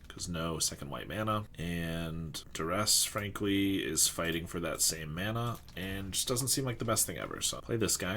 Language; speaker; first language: English; native; English